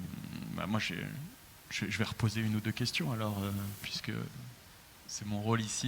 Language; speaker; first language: French; native; French